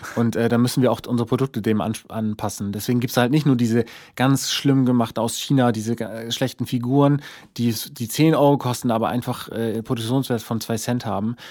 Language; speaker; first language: German; native; German